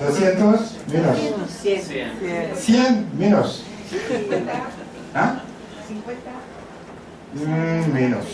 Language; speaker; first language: Spanish; non-native, learner; French